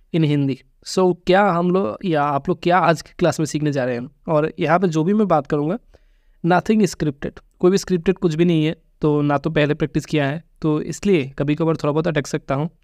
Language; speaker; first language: Hindi; non-native, local second language; Bangla